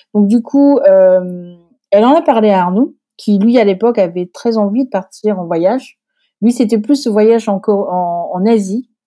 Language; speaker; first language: French; early bilingual, other home language; Korean